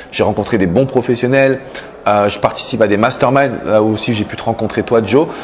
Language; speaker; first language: French; native; French